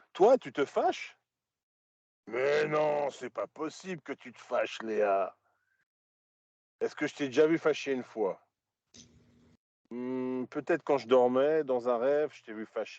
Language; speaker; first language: French; native; French